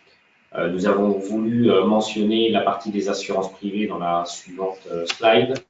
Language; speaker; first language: French; native; French